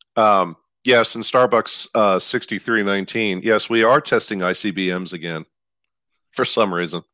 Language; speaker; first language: English; native; English